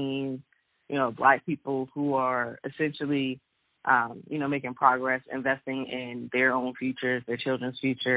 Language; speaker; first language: English; native; English